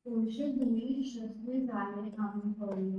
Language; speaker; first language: French; non-native, learner; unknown